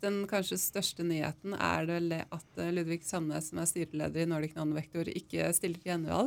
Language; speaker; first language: Norwegian; native; Norwegian